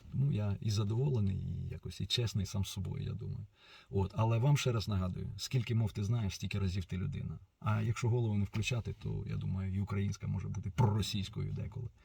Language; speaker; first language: Ukrainian; non-native, local second language; Russian